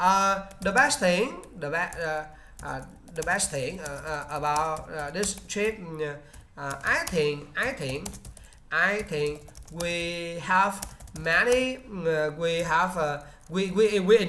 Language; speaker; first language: English; non-native, learner; Vietnamese